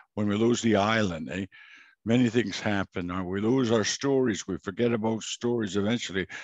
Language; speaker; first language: English; non-native, fluent; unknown